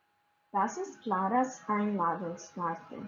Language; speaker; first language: German; non-native, fluent; Croatian